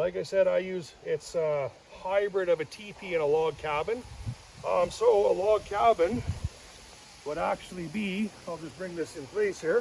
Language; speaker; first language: English; native; English